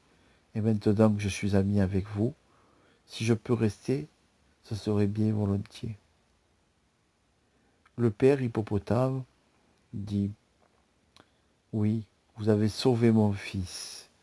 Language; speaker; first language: French; native; French